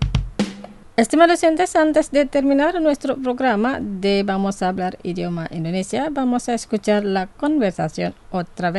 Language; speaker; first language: Spanish; non-native, fluent; Indonesian